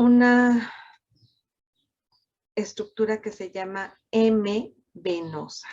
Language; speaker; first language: Spanish; native; Spanish